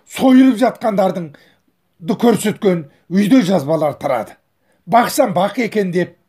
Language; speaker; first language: Kazakh; native; Kazakh